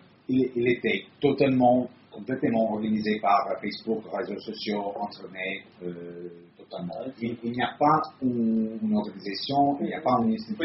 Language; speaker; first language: French; non-native, fluent; Italian